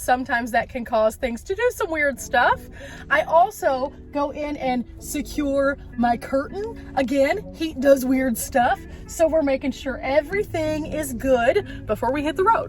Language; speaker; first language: English; native; English